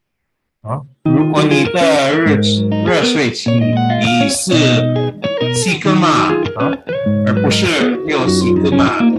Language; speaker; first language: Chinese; non-native, fluent; Filipino